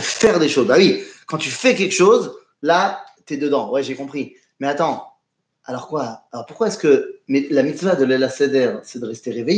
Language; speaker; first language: French; native; French